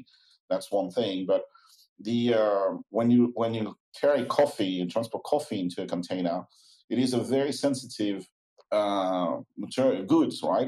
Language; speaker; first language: English; non-native, fluent; French